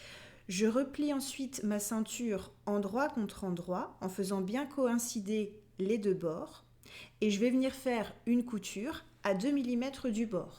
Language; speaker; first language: French; native; French